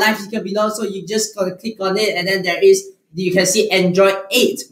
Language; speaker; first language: English; non-native, local second language; Chinese